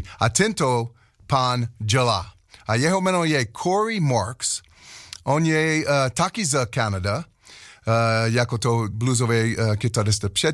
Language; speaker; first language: Czech; non-native, learner; English